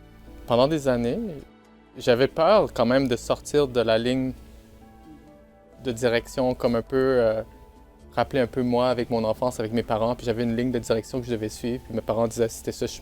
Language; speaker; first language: French; native; French